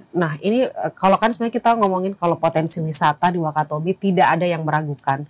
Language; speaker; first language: Indonesian; native; Indonesian